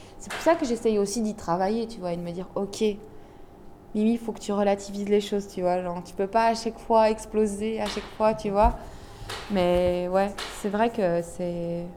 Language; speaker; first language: French; early bilingual, other home language; Arabic